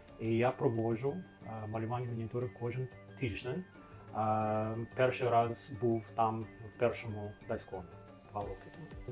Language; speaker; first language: Ukrainian; non-native, fluent; English